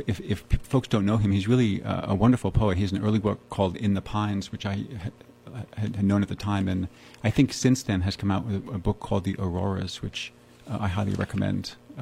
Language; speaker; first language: English; native; English